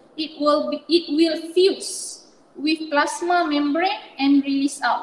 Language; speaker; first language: English; non-native, local second language; Malay